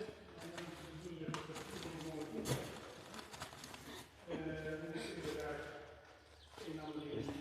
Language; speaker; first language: Dutch; native; Dutch